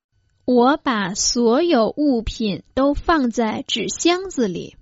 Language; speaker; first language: Chinese; non-native, fluent; Croatian